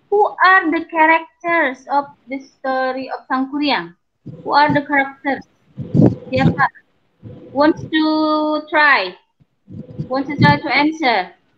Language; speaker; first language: English; non-native, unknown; Indonesian